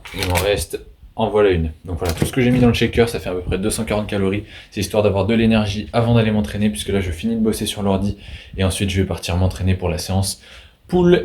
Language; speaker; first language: French; native; French